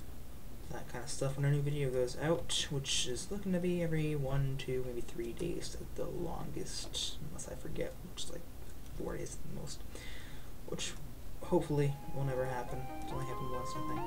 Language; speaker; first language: English; native; English